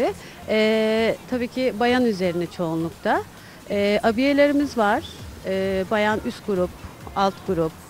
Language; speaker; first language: Turkish; native; Turkish